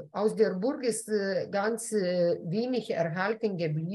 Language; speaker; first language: German; non-native, fluent; Lithuanian